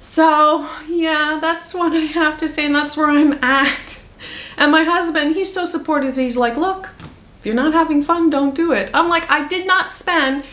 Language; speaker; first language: English; native; English